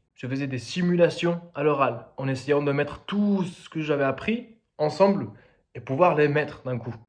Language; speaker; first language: French; non-native, fluent; Spanish